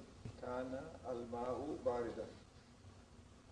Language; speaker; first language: Arabic; non-native, learner; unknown